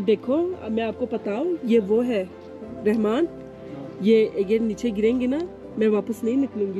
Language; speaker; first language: Hindi; non-native, fluent; Turkish